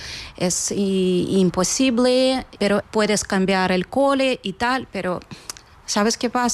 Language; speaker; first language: Spanish; non-native, fluent; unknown